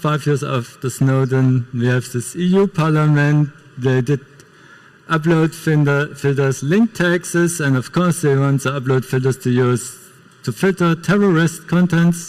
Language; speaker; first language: English; non-native, fluent; German